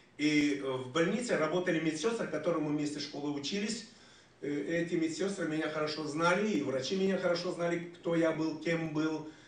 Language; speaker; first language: Russian; non-native, local second language; Ukrainian